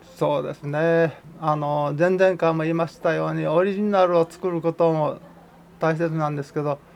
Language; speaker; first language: Japanese; native; Japanese